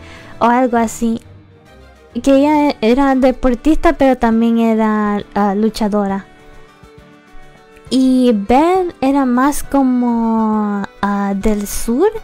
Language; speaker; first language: Spanish; early bilingual, heritage; Spanish